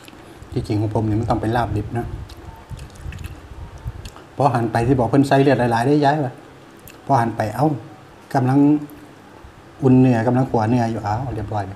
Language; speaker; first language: Thai; non-native, local second language; Northeastern Thai